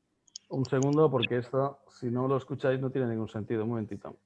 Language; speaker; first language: Spanish; native; Spanish